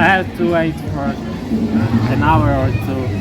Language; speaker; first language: English; non-native, fluent; Polish